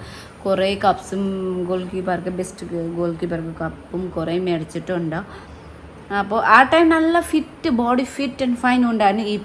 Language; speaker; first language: Malayalam; non-native, learner; Nepali